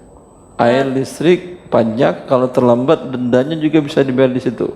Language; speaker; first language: Indonesian; native; Indonesian